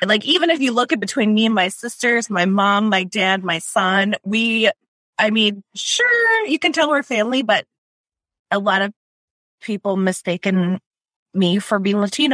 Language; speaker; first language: English; native; English